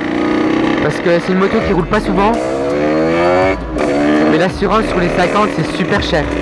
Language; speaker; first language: French; native; French